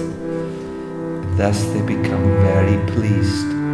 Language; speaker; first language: English; non-native, fluent; German